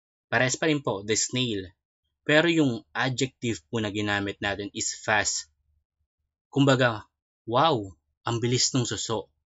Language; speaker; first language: Filipino; native; Filipino